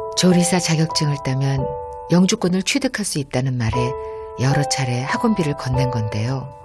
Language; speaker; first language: Korean; native; Korean